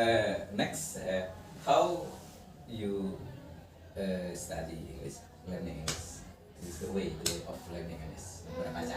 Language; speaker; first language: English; non-native, learner; Indonesian